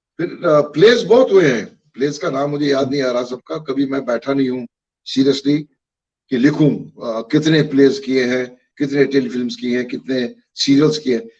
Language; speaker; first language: Hindi; non-native, local second language; Kashmiri